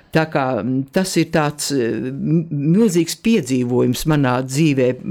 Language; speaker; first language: Latvian; native; Latvian